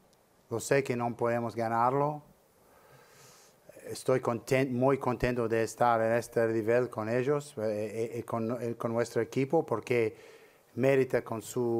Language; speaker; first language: Spanish; non-native, learner; English